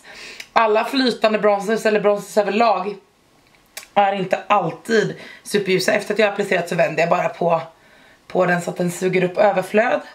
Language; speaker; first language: Swedish; native; Swedish